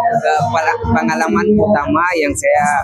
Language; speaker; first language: Indonesian; non-native, learner; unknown